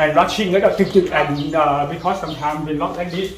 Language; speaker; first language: English; non-native, learner; Thai